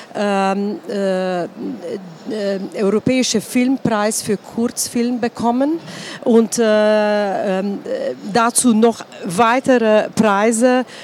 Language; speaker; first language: German; non-native, fluent; Slovenian